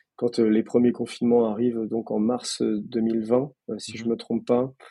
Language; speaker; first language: French; native; French